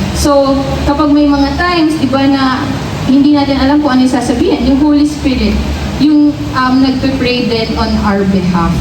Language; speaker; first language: Filipino; native; Filipino